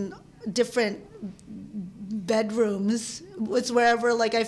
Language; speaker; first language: English; early bilingual, other home language; Filipino